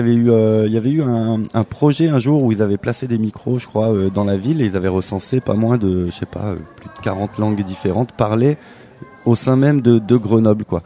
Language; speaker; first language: French; native; French